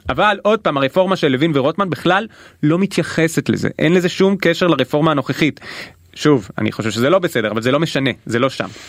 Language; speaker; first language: Hebrew; native; Hebrew